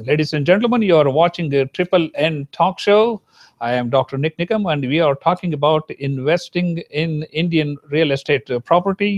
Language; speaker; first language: English; non-native, local second language; Kannada